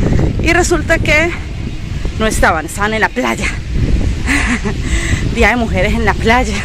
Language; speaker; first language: Spanish; native; Spanish